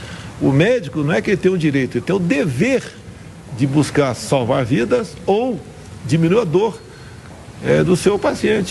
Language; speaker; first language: Portuguese; native; Portuguese